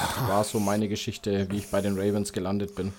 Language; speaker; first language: German; native; German